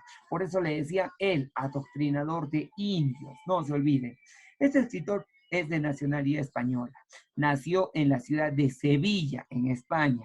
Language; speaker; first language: Spanish; native; Spanish